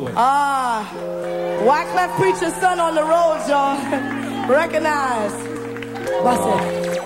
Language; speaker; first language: French; native; French